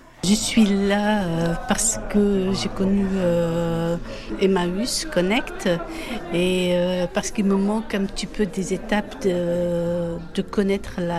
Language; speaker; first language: French; non-native, fluent; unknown